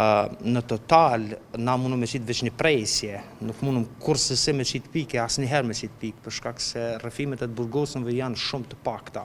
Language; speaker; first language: Albanian; native; Albanian